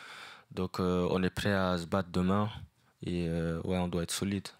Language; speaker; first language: French; non-native, fluent; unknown